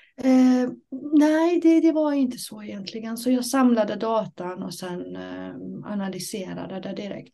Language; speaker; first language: Swedish; non-native, fluent; Persian